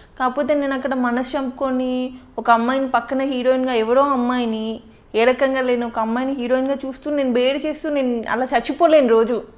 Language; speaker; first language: Telugu; native; Telugu